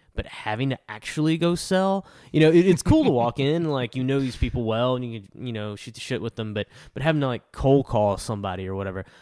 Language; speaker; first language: English; native; English